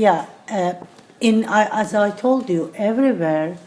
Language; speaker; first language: English; non-native, learner; Persian